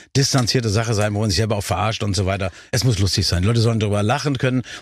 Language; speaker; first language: German; native; German